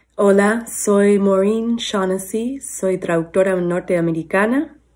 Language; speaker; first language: Spanish; non-native, fluent; English